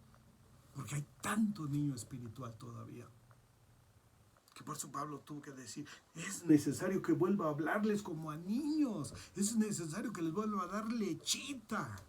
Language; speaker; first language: Spanish; native; Spanish